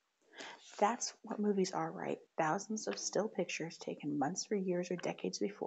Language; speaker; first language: English; native; English